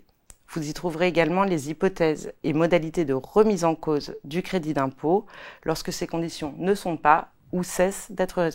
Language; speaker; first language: French; native; French